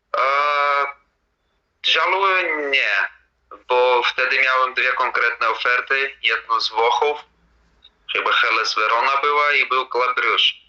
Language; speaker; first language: Polish; non-native, fluent; Latvian